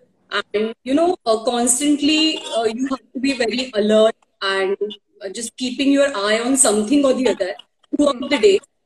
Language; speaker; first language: English; non-native, local second language; Marathi